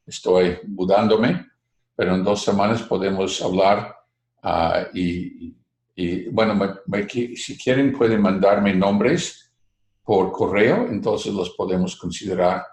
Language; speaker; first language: Spanish; non-native, fluent; English